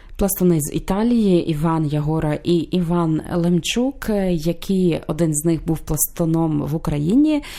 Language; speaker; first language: Ukrainian; native; Ukrainian